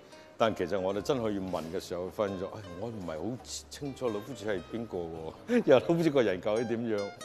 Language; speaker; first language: Chinese; native; Chinese